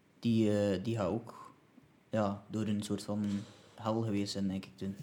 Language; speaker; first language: Dutch; native; Dutch